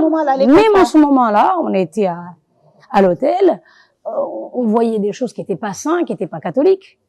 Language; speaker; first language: French; non-native, local second language; Wolof